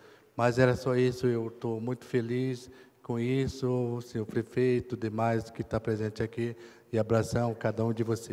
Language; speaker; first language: Portuguese; non-native, local second language; Kayapó